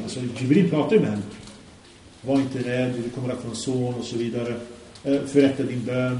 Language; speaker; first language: Swedish; early bilingual, other home language; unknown